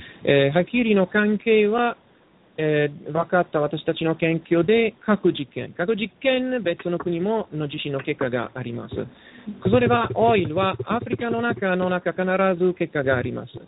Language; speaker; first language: Japanese; non-native, learner; Italian